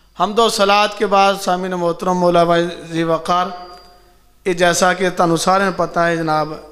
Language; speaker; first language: Urdu; non-native, local second language; Punjabi